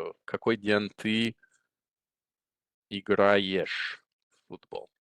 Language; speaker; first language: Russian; non-native, fluent; English